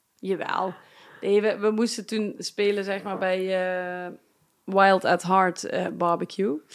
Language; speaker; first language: Dutch; native; Dutch